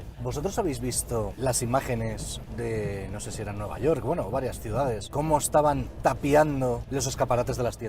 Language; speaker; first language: Spanish; native; Spanish